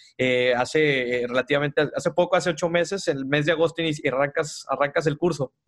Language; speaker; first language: Spanish; native; Spanish